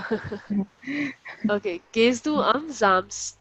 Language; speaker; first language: German; non-native, local second language; Hindi